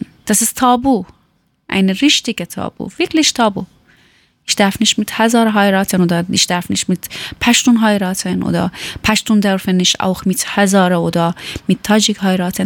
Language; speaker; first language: German; non-native, learner; Persian